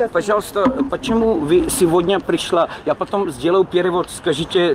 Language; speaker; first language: Russian; non-native, learner; Czech